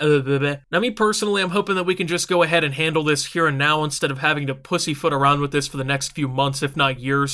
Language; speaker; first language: English; native; English